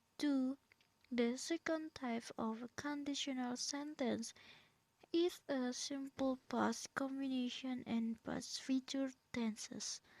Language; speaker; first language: English; non-native, learner; Indonesian